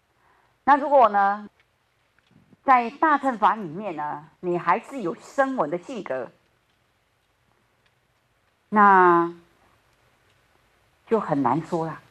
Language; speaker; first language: Chinese; native; Chinese